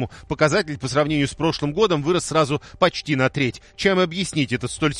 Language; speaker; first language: Russian; native; Russian